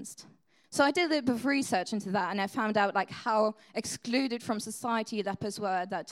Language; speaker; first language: English; non-native, fluent; German